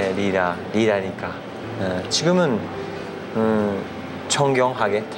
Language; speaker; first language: Korean; non-native, learner; Japanese